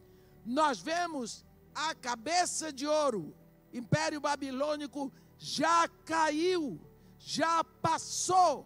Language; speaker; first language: Portuguese; native; Portuguese